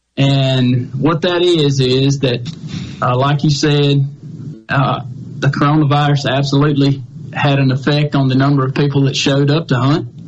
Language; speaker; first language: English; native; English